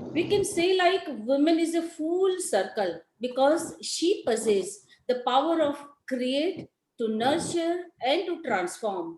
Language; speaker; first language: English; non-native, local second language; Gujarati